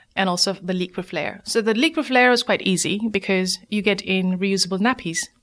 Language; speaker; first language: English; non-native, local second language; Nepali